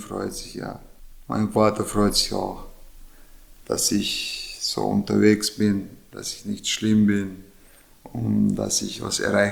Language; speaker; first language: German; non-native, learner; Chechen